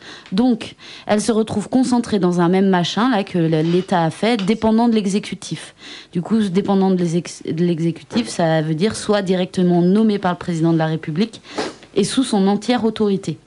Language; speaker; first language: French; native; French